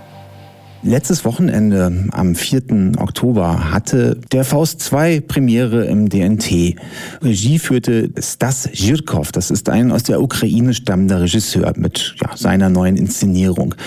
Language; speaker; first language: German; native; German